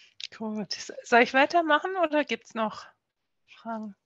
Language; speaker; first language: German; native; German